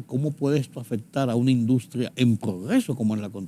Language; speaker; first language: Spanish; native; Spanish